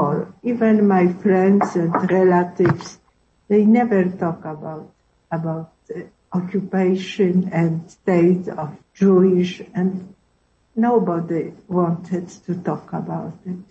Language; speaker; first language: English; non-native, learner; Polish